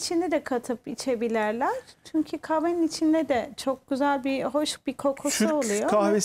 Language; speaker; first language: Turkish; non-native, fluent; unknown